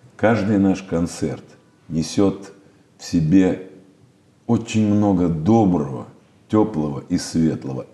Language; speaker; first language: Russian; native; Russian